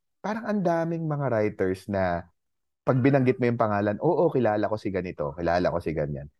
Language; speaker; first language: Filipino; native; Filipino